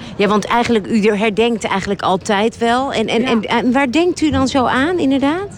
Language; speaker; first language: Dutch; native; Dutch